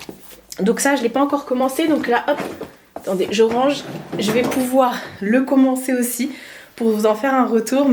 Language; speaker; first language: French; native; French